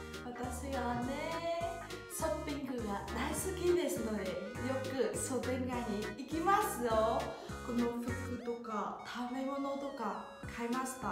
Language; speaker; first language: Japanese; non-native, learner; Vietnamese